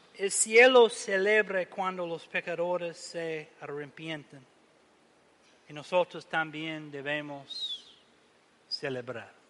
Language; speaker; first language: Spanish; non-native, learner; English